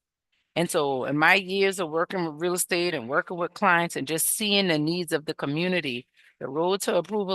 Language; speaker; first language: English; native; English